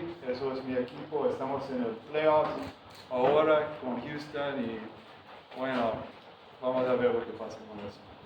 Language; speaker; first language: Spanish; non-native, fluent; English